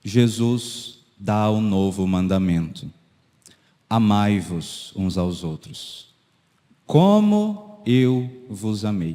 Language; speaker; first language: Portuguese; native; Portuguese